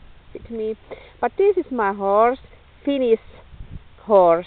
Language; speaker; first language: English; non-native, learner; Finnish